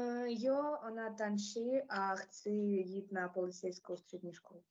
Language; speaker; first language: Czech; non-native, learner; Ukrainian